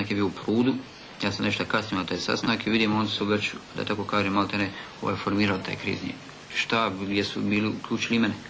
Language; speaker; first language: Bosnian; native; Bosnian